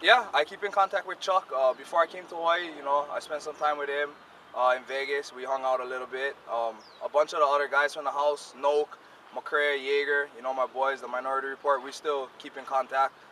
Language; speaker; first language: English; native; English